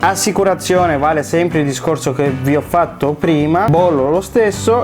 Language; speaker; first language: Italian; native; Italian